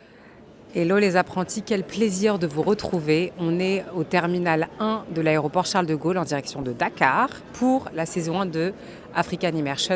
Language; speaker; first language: French; native; French